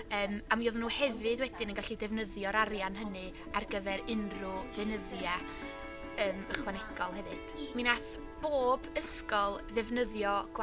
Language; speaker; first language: Welsh; native; Welsh